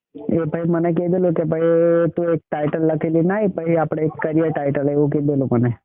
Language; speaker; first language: Gujarati; non-native, local second language; Rathawi